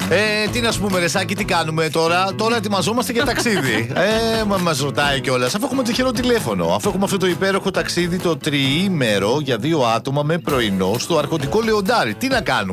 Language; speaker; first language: Greek; native; Greek